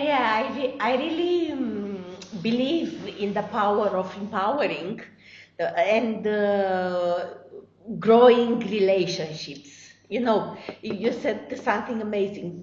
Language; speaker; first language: English; non-native, fluent; Romanian